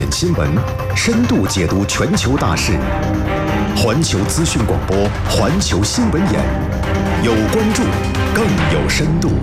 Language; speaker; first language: Chinese; native; Chinese